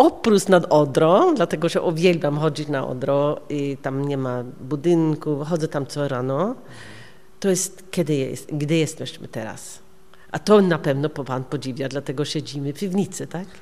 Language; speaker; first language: Polish; non-native, learner; Norwegian